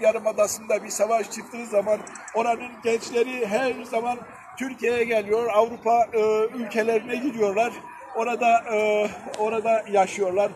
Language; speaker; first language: Turkish; early bilingual, heritage; Turkish